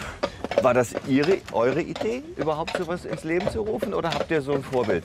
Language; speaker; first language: German; native; German